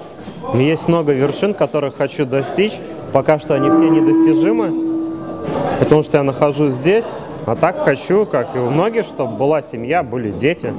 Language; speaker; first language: Russian; native; Russian